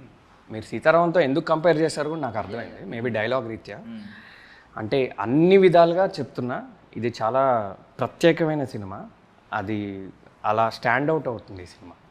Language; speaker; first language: Telugu; native; Telugu